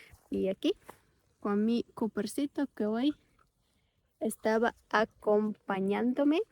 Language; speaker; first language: Spanish; non-native, fluent; Ukrainian